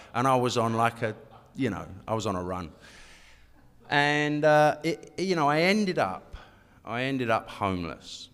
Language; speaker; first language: English; native; English